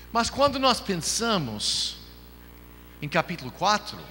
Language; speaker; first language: Portuguese; non-native, fluent; English